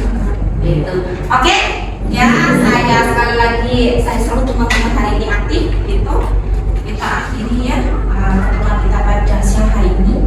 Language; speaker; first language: Indonesian; native; Indonesian